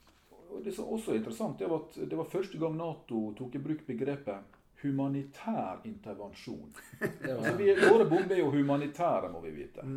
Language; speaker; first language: Norwegian; native; Norwegian